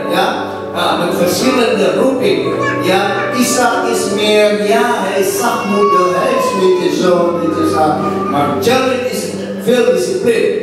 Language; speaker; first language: Dutch; non-native, fluent; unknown